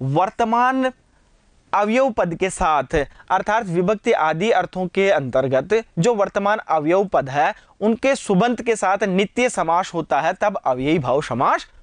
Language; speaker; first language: Hindi; native; Hindi